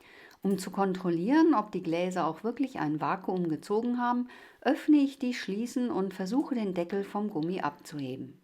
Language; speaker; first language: German; native; German